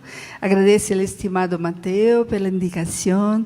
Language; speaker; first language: Spanish; non-native, learner; Portuguese